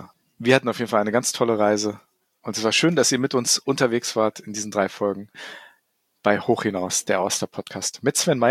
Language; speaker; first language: German; native; German